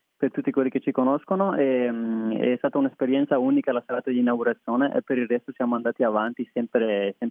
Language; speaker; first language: Italian; non-native, fluent; Persian